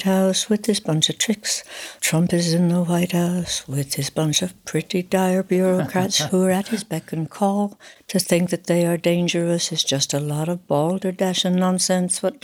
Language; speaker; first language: English; native; English